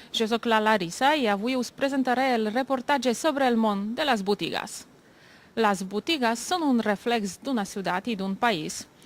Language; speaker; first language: Catalan; non-native, fluent; Polish